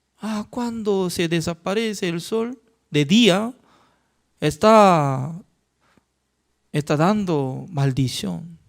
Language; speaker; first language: Spanish; non-native, fluent; Korean